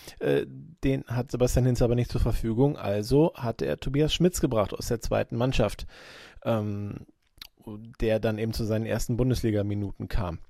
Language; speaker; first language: German; native; German